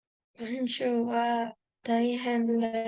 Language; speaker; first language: Japanese; non-native, learner; Indonesian